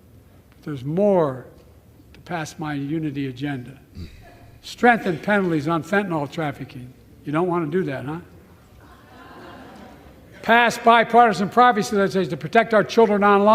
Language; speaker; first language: English; native; English